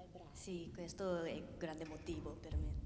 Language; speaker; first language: Italian; non-native, learner; Japanese